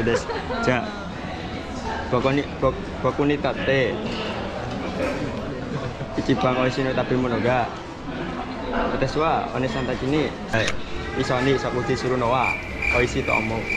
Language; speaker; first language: Japanese; non-native, learner; Indonesian